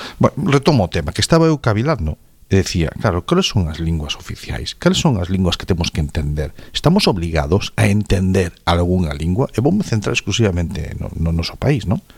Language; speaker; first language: Galician; non-native, local second language; Spanish